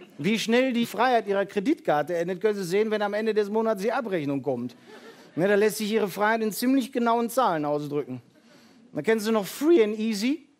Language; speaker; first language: German; early bilingual, heritage; Dutch